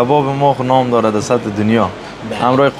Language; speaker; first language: Persian; native; Persian